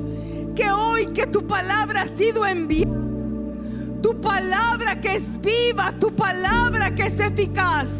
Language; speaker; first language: Spanish; native; Spanish